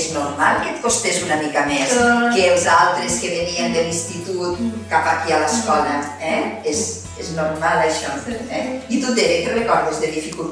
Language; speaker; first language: Catalan; native; Catalan